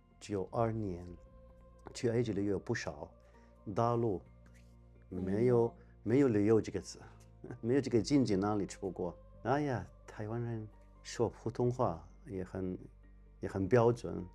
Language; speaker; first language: Chinese; non-native, fluent; Arabic